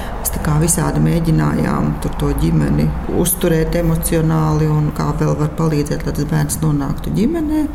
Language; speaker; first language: Latvian; native; Latvian